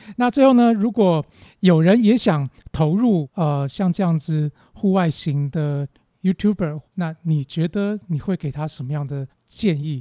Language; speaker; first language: Chinese; native; Chinese